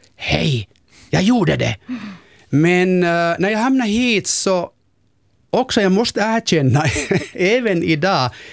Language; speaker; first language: Swedish; non-native, local second language; Finnish